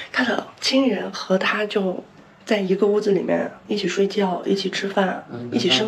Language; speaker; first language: Chinese; native; Chinese